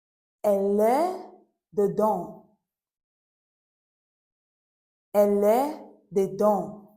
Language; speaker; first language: French; non-native, fluent; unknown